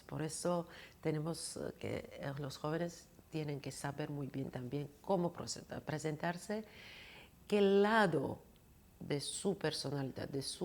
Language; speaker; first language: Spanish; non-native, fluent; Georgian